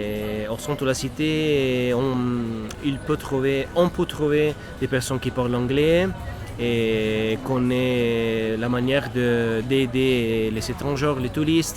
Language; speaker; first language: French; non-native, fluent; Italian